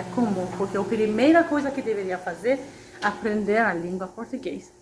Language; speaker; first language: Portuguese; non-native, fluent; Persian